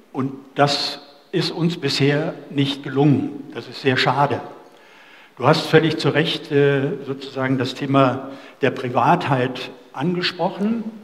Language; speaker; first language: German; native; German